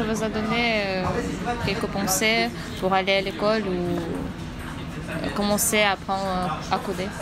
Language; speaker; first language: French; non-native, learner; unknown